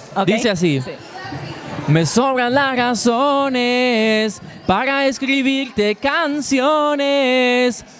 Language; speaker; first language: Spanish; native; Spanish